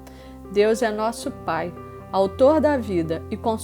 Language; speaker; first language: Portuguese; native; Portuguese